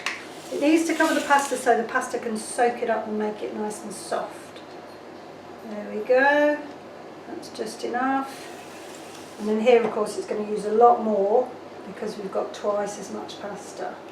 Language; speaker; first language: English; native; English